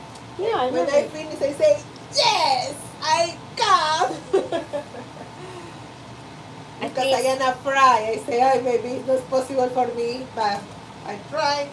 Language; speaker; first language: English; non-native, learner; Spanish